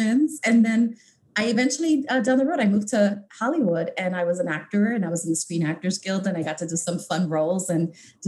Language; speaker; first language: English; native; English